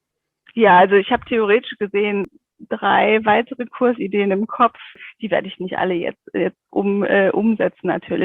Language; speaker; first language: German; native; German